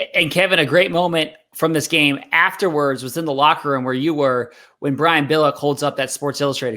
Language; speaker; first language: English; native; English